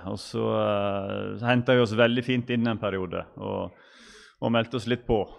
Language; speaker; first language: Norwegian; native; Norwegian